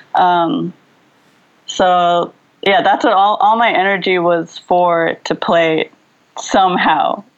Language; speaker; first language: English; early bilingual, other home language; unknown